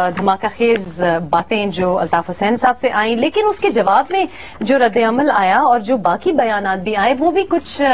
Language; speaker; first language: Urdu; non-native, local second language; Pashto